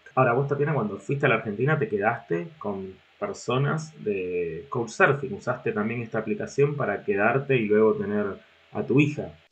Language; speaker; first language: Spanish; native; Spanish